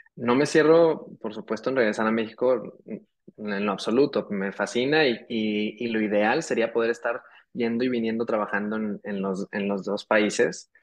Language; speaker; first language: Spanish; native; Spanish